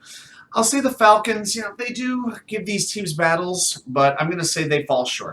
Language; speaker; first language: English; native; English